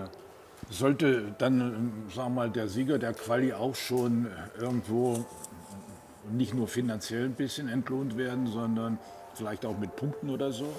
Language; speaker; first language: German; native; German